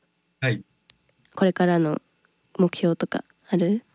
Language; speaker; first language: Japanese; native; Japanese